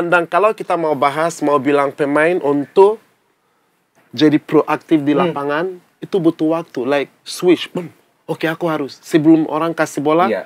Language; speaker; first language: Indonesian; non-native, fluent; English